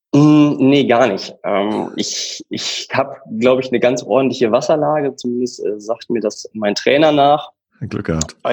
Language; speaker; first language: German; native; German